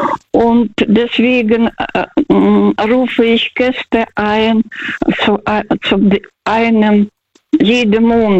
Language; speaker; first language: German; non-native, learner; Russian